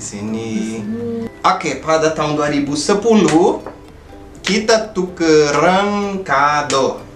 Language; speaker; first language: Indonesian; non-native, fluent; Portuguese